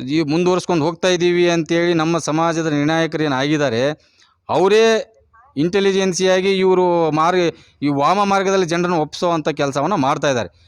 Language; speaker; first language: Kannada; non-native, local second language; Lambadi